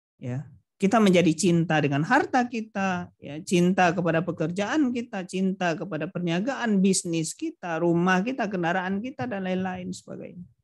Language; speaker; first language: Indonesian; non-native, local second language; Minangkabau